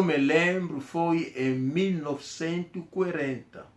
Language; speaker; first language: Portuguese; non-native, local second language; Kongo